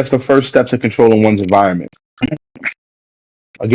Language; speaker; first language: English; native; English